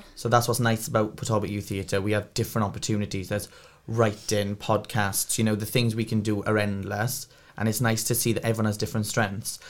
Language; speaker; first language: English; native; English